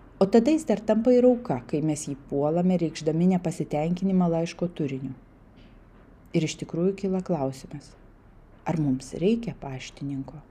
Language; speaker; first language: Lithuanian; non-native, local second language; Russian